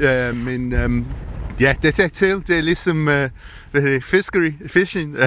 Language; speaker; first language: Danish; non-native, learner; English